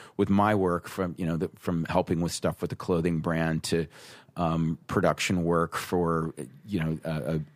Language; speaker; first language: English; native; English